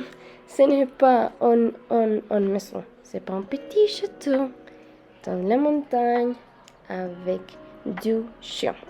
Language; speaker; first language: French; non-native, learner; Spanish